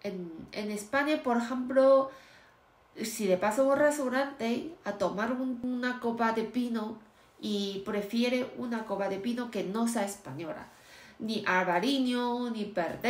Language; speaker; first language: Spanish; non-native, fluent; Chinese